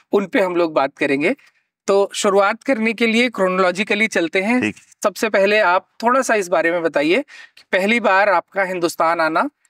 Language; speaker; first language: Hindi; native; Hindi